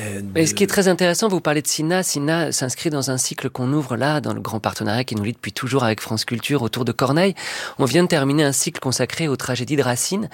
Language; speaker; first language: French; native; French